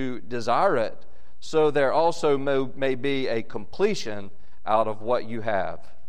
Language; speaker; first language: English; native; English